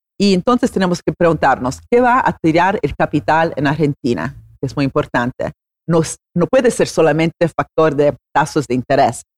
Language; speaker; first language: Spanish; non-native, fluent; Italian